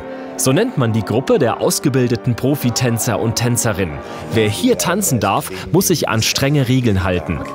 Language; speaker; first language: German; native; German